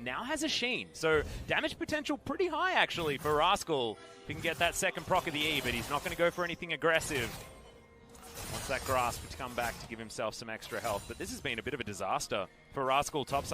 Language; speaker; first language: English; native; English